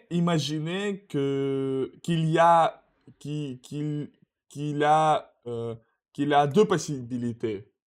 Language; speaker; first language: French; non-native, learner; Russian